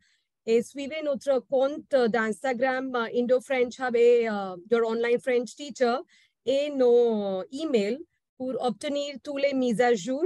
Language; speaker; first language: French; non-native, fluent; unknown